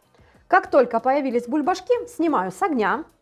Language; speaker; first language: Russian; native; Russian